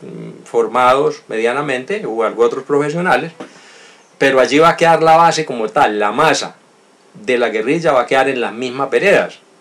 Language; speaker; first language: Spanish; native; Spanish